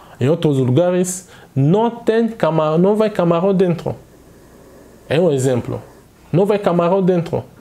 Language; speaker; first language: Portuguese; non-native, fluent; Swahili